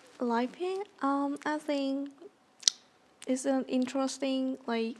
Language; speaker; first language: English; non-native, learner; Vietnamese